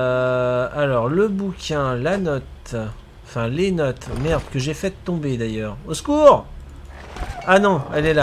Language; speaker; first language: French; native; French